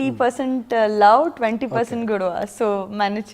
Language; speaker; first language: Telugu; non-native, learner; Gujarati